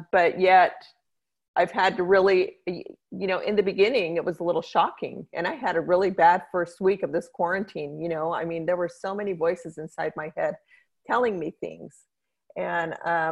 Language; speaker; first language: English; native; English